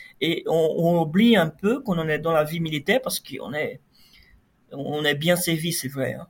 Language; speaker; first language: French; non-native, fluent; Portuguese